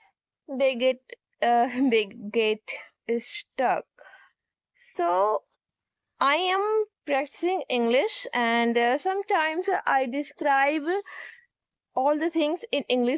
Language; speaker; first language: English; non-native, learner; Hindi